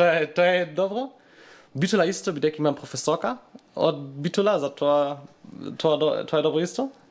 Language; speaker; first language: Macedonian; non-native, learner; German